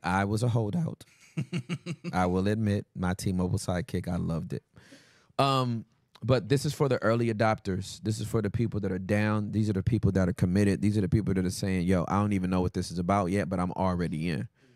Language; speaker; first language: English; native; English